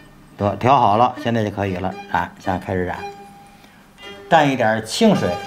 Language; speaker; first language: Chinese; native; Chinese